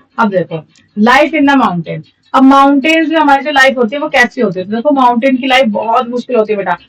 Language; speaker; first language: Hindi; native; Hindi